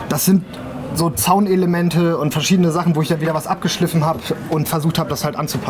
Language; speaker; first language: German; native; German